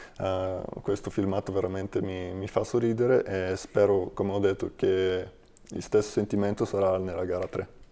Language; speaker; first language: Italian; non-native, fluent; Bulgarian